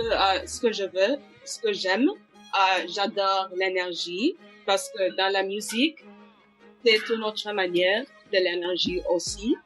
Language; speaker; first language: French; non-native, local second language; English